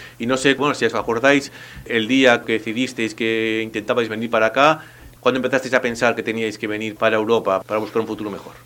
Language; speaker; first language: Spanish; native; Spanish